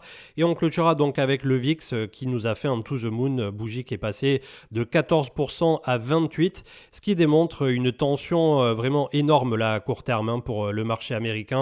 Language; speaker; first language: French; native; French